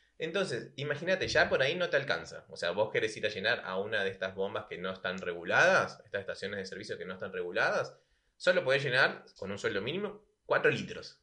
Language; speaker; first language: Spanish; native; Spanish